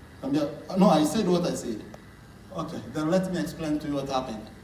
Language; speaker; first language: English; non-native, local second language; Swahili